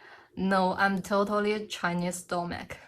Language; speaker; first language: English; non-native, learner; Chinese